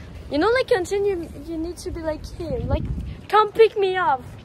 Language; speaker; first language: English; non-native, fluent; French